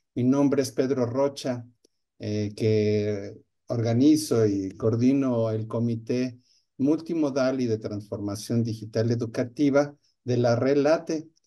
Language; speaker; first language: Spanish; native; Spanish